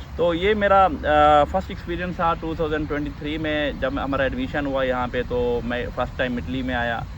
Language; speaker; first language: Urdu; non-native, local second language; Saraiki